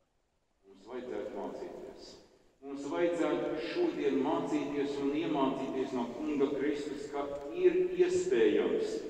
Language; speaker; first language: Latvian; native; Latvian